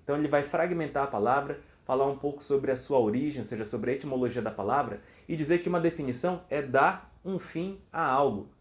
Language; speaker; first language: Portuguese; native; Portuguese